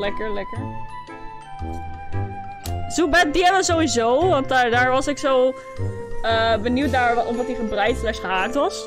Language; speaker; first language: Dutch; native; Dutch